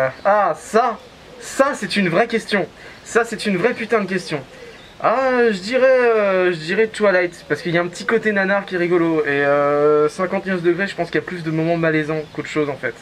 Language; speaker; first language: French; native; French